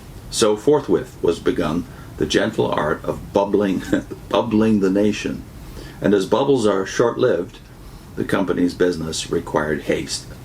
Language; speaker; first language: English; native; English